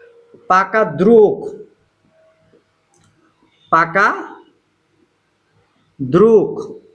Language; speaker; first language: Russian; non-native, learner; Bangla